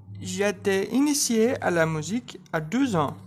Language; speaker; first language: French; non-native, learner; Portuguese